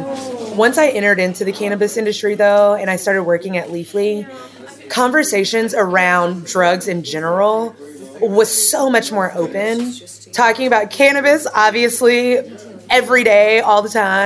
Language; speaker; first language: English; native; English